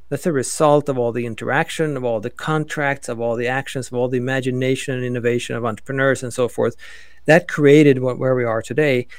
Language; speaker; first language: English; non-native, fluent; Swedish